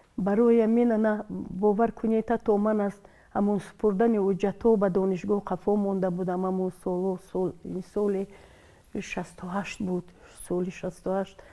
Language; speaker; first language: Tajik; non-native, local second language; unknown